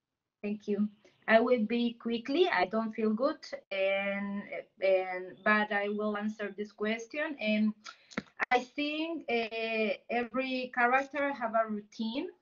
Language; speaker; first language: English; non-native, learner; Spanish